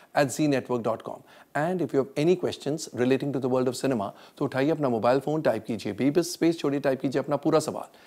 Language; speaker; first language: Hindi; native; Hindi